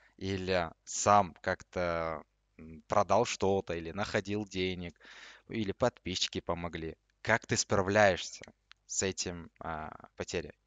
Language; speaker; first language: Russian; non-native, local second language; Uzbek